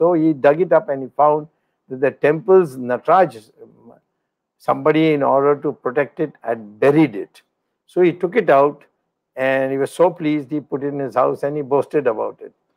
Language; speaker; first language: English; non-native, local second language; Tamil